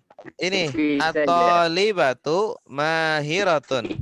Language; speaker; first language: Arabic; non-native, fluent; Indonesian